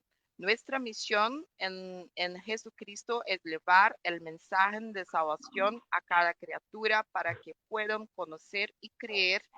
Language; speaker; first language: Spanish; non-native, fluent; Portuguese